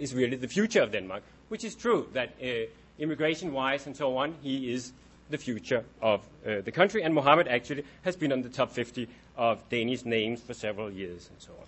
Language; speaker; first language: English; non-native, fluent; Danish